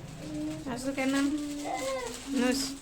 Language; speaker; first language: German; non-native, learner; Indonesian